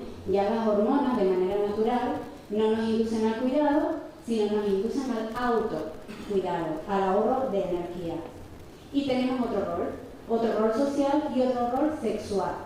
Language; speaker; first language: Spanish; native; Spanish